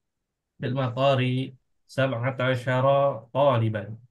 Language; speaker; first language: Arabic; non-native, learner; Indonesian